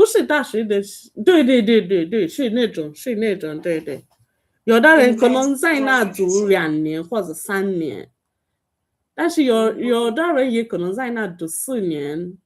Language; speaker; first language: Chinese; non-native, fluent; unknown